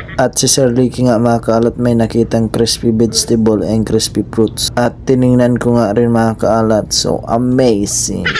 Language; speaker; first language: Filipino; native; Filipino